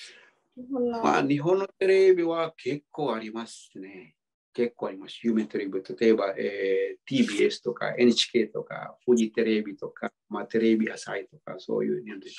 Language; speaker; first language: Japanese; non-native, fluent; Indonesian